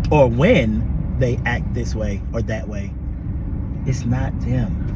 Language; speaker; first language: English; native; English